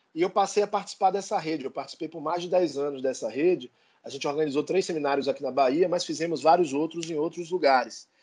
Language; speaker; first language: Portuguese; native; Portuguese